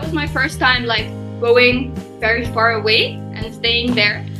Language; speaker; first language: English; early bilingual, heritage; Turkish